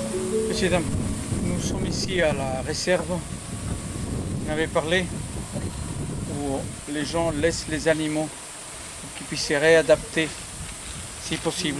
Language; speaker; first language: French; non-native, fluent; Spanish